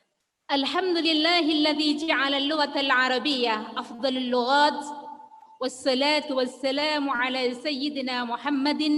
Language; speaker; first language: Arabic; non-native, fluent; Indonesian